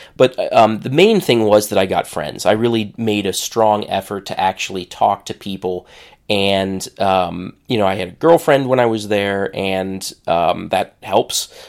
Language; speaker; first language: English; native; English